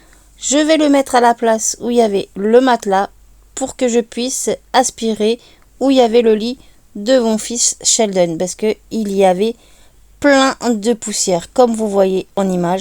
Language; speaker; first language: French; native; French